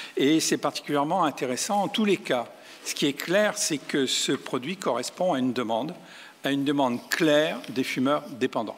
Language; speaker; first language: French; native; French